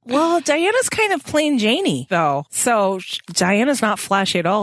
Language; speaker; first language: English; native; English